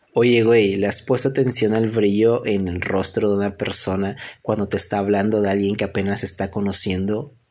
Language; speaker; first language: Spanish; native; Spanish